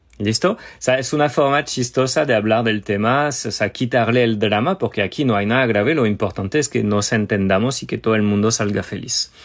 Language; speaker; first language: Spanish; non-native, fluent; French